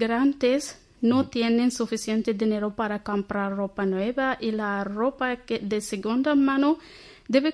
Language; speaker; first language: Spanish; non-native, learner; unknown